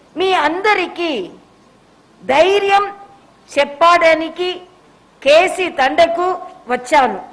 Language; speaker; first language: Telugu; non-native, learner; Tamil